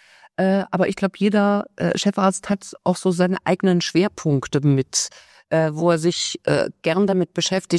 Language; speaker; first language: German; native; German